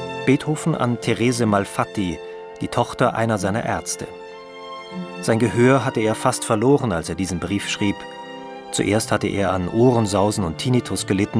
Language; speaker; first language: German; native; German